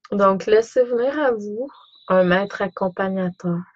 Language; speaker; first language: French; native; French